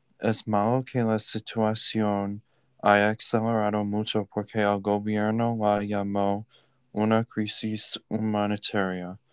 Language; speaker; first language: Spanish; non-native, learner; English